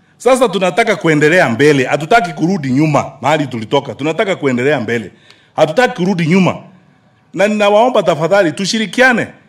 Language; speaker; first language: Swahili; non-native, local second language; Gusii